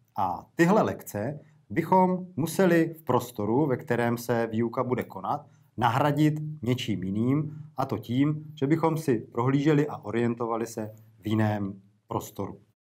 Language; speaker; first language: Czech; native; Czech